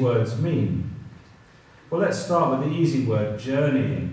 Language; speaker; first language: English; native; English